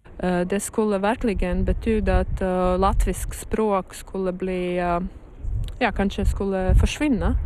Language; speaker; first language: Norwegian; non-native, learner; Latvian